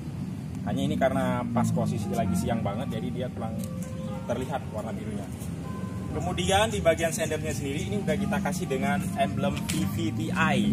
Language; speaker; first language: Indonesian; native; Indonesian